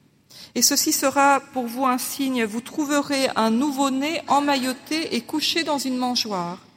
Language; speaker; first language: French; native; French